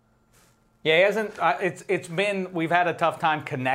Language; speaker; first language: English; native; English